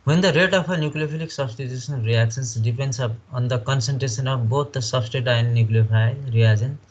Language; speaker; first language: English; non-native, local second language; Nepali